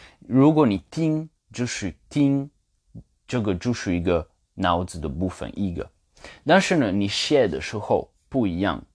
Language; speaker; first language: Chinese; non-native, learner; French